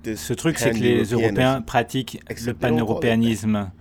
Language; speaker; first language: French; non-native, fluent; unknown